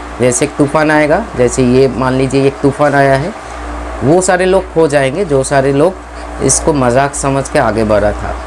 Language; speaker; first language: Hindi; non-native, local second language; Bangla